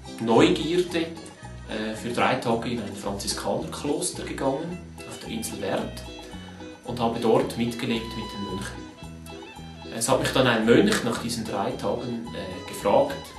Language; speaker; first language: German; native; German